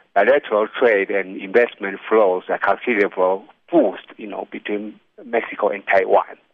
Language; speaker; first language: English; non-native, fluent; Chinese